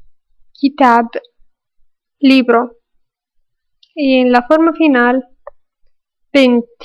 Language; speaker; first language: Spanish; non-native, fluent; Arabic